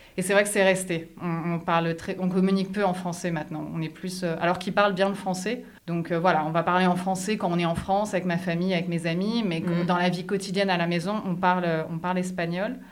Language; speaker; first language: French; native; French